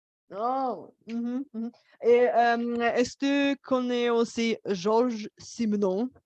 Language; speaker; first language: French; non-native, fluent; Bulgarian